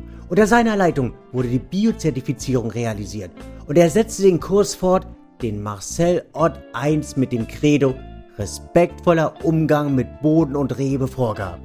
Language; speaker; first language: German; native; German